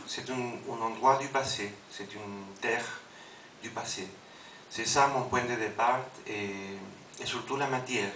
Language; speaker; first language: French; non-native, fluent; Spanish